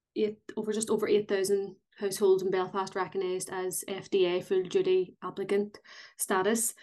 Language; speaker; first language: English; native; English